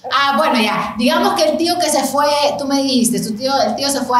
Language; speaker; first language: Spanish; native; Spanish